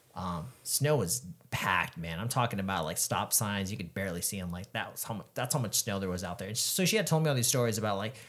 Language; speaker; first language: English; native; English